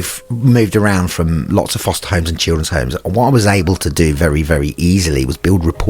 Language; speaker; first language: English; native; English